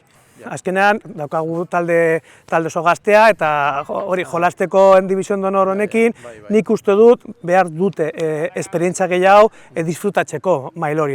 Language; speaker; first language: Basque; non-native, learner; Spanish